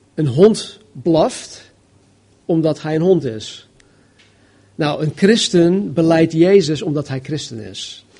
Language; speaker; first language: Dutch; non-native, fluent; English